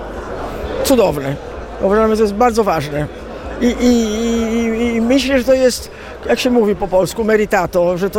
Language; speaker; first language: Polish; early bilingual, heritage; Italian